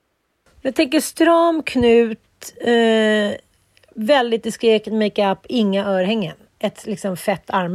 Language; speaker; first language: Swedish; native; Swedish